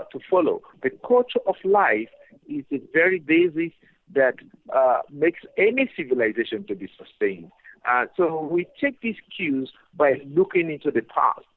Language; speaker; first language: English; non-native, local second language; Igbo